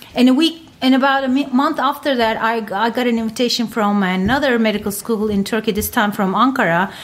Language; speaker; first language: English; non-native, fluent; Turkish